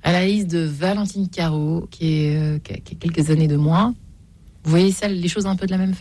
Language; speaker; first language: French; native; French